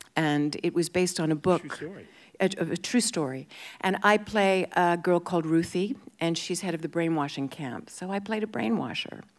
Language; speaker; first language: English; native; English